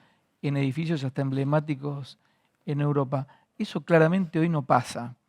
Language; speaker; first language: Spanish; native; Spanish